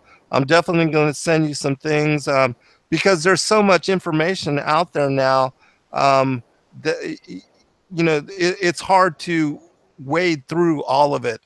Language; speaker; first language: English; native; English